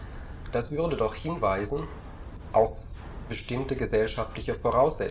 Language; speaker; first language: German; native; German